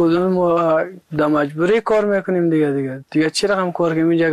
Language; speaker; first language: Persian; native; Persian